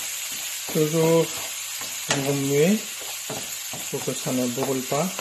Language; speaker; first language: French; non-native, fluent; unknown